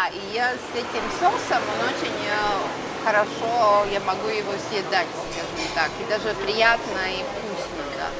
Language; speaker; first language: Russian; non-native, fluent; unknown